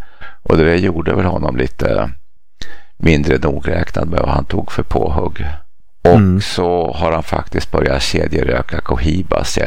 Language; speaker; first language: Swedish; native; Swedish